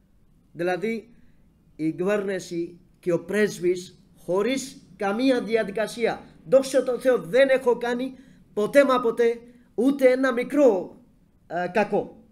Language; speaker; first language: Greek; non-native, fluent; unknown